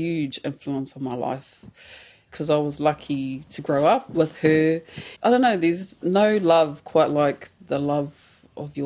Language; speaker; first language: English; non-native, local second language; Māori